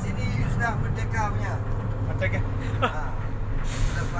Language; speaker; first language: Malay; non-native, fluent; Bangla